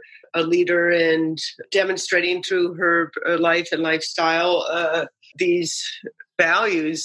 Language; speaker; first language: English; native; English